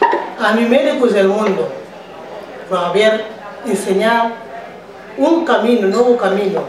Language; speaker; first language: Spanish; non-native, fluent; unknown